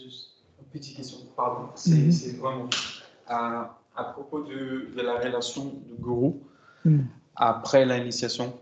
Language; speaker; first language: French; non-native, fluent; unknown